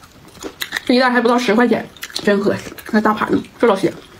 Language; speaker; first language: Chinese; native; Chinese